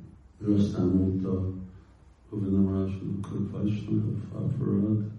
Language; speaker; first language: Hungarian; non-native, learner; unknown